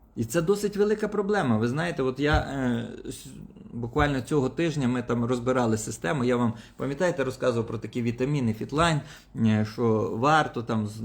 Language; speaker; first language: Ukrainian; non-native, local second language; Russian